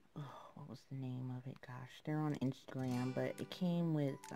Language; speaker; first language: English; native; English